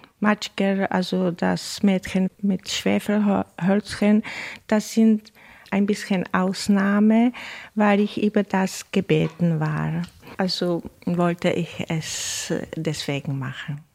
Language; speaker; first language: German; non-native, fluent; Czech